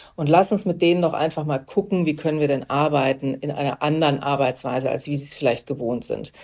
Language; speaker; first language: German; native; German